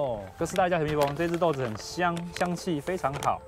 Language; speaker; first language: Chinese; native; Chinese